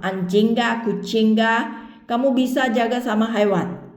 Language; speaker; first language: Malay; non-native, local second language; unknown